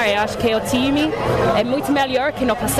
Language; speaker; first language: Portuguese; non-native, learner; English